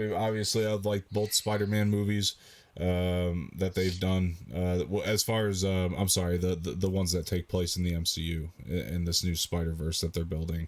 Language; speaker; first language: English; native; English